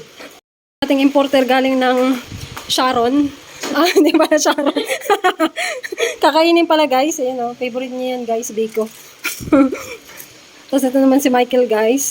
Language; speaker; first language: Filipino; native; Filipino